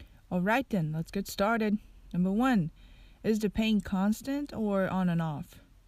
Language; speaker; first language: English; non-native, fluent; Japanese